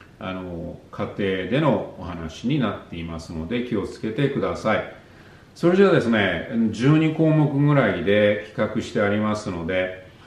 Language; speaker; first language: Japanese; native; Japanese